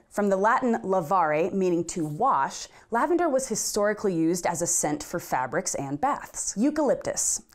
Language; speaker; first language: English; native; English